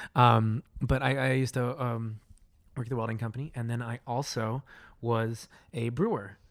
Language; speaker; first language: English; native; English